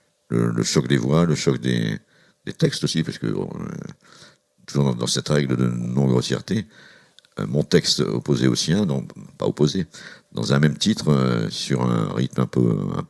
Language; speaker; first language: French; native; French